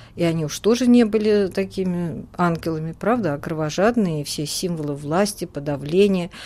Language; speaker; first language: Russian; native; Russian